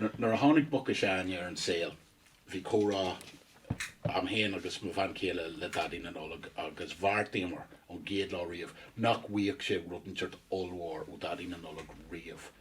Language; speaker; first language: Irish; non-native, local second language; English